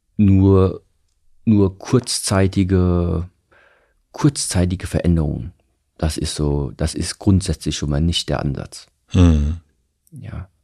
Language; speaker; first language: German; early bilingual, other home language; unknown